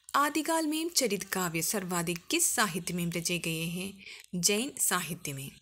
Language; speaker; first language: Hindi; non-native, local second language; Malayalam